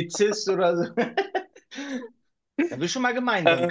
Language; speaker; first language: German; native; German